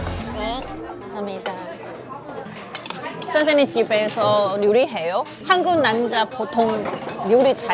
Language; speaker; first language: Korean; non-native, learner; Chinese